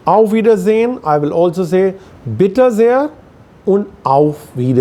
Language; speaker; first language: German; non-native, fluent; Hindi